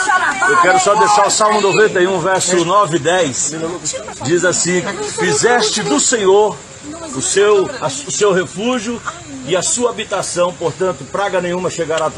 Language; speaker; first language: Portuguese; native; Portuguese